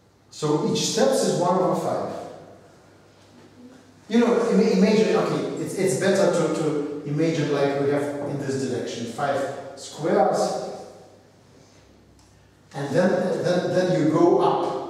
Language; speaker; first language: English; non-native, fluent; Russian